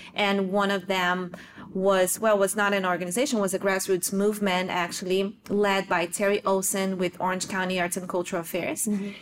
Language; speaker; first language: English; non-native, fluent; Portuguese